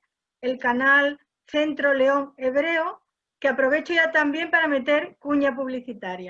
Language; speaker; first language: Spanish; native; Spanish